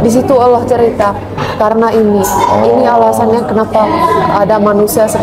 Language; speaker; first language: Indonesian; non-native, fluent; Finnish